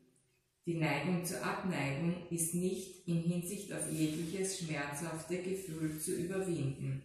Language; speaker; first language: German; native; German